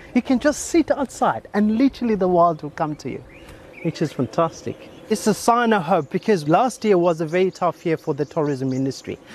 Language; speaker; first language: English; non-native, local second language; Xhosa